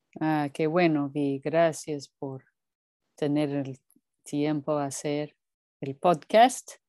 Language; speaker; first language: Spanish; non-native, fluent; English